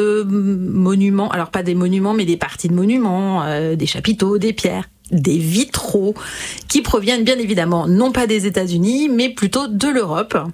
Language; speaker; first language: French; native; French